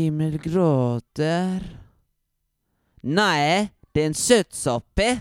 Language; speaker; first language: Swedish; early bilingual, other home language; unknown